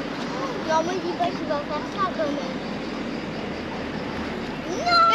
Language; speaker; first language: French; native; French